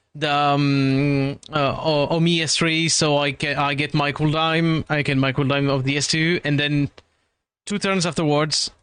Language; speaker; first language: English; non-native, fluent; French